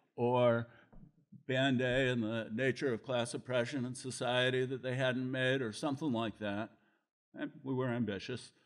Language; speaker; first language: English; native; English